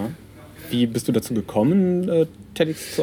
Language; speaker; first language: German; native; German